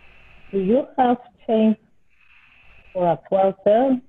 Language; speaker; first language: English; non-native, learner; Spanish